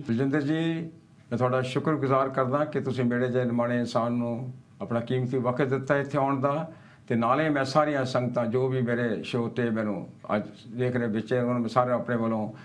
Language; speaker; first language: Punjabi; early bilingual, heritage; Punjabi